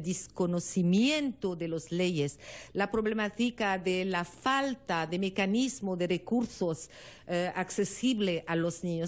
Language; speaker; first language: Spanish; non-native, learner; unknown